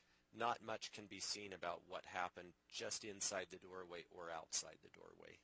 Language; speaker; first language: English; native; English